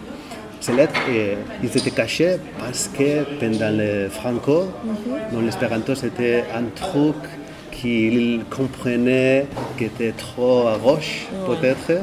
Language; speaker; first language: French; non-native, fluent; Catalan